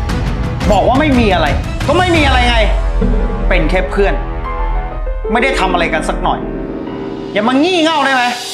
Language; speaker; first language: Thai; native; Thai